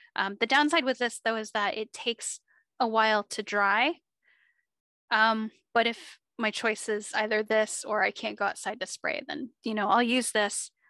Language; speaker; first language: English; native; English